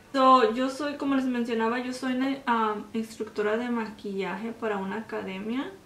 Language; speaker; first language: Spanish; early bilingual, heritage; Spanish